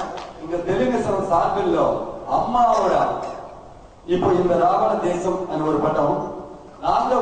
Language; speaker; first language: Tamil; non-native, local second language; Telugu